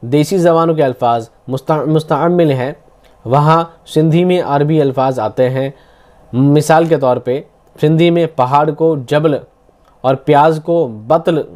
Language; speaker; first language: Urdu; native; Urdu